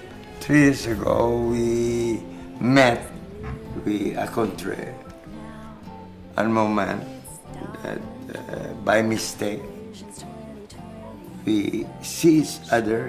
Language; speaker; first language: English; non-native, learner; French